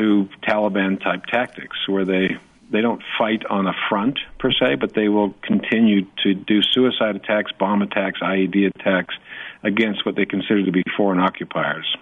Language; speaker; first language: English; native; English